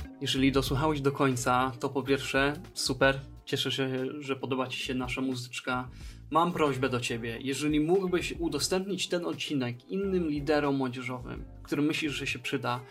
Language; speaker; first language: Polish; native; Polish